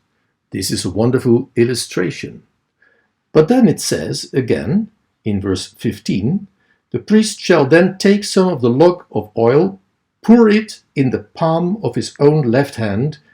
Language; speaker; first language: English; non-native, fluent; Dutch